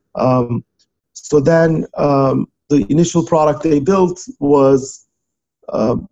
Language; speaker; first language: English; non-native, fluent; Turkish